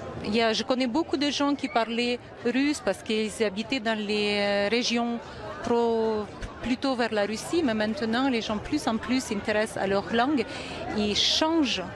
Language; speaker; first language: French; non-native, fluent; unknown